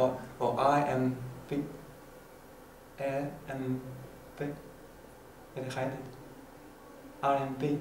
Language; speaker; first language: Danish; non-native, learner; Chinese